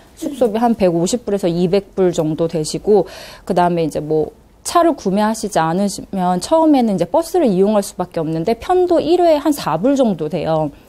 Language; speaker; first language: Korean; native; Korean